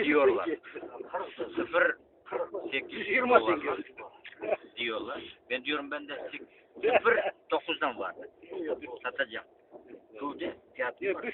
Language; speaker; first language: Turkish; non-native, learner; Kazakh